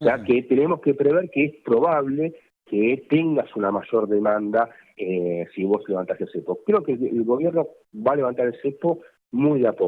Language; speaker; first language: Spanish; native; Spanish